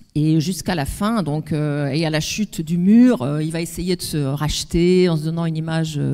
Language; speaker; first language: French; native; French